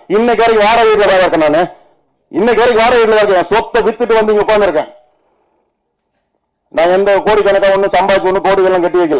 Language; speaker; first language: Tamil; native; Tamil